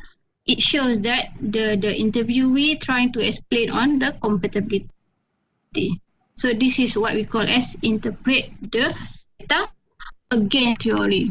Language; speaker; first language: English; non-native, fluent; Malay